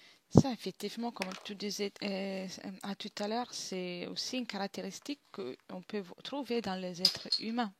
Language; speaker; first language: French; non-native, fluent; Italian